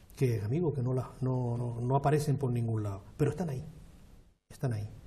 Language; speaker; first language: Spanish; native; Spanish